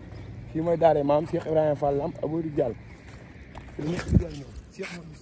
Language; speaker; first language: French; non-native, local second language; Wolof